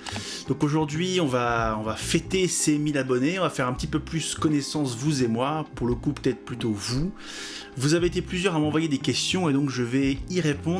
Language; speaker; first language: French; native; French